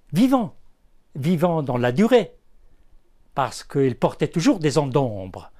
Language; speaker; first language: French; non-native, local second language; Arabic